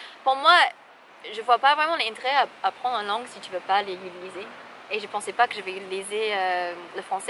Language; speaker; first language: French; non-native, fluent; English